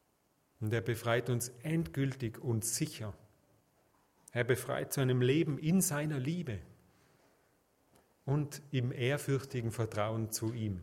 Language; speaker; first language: German; native; German